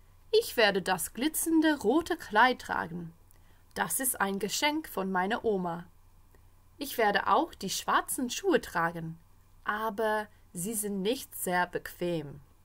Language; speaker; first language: German; non-native, fluent; English